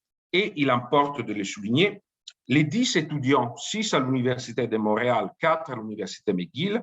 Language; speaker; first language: French; native; French